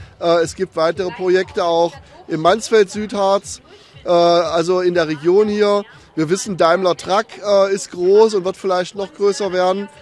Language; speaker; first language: German; native; German